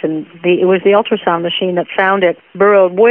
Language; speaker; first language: English; native; English